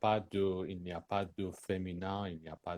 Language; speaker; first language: French; non-native, fluent; Persian